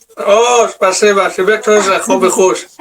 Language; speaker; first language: Russian; non-native, learner; Tajik